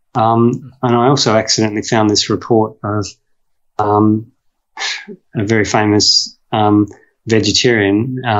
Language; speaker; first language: English; native; English